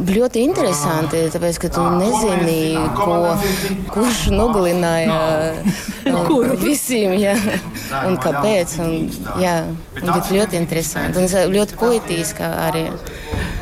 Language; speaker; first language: Latvian; non-native, learner; Russian